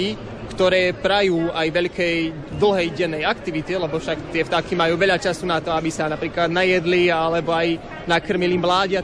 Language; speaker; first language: Slovak; native; Slovak